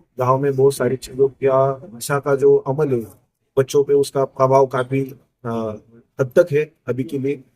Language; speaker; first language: Hindi; non-native, local second language; Marathi